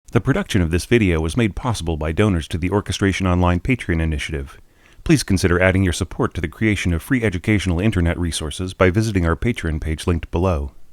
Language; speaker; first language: English; native; English